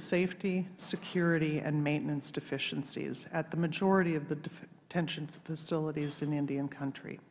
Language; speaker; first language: English; native; English